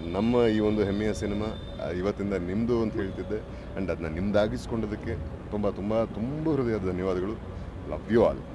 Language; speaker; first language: Kannada; native; Kannada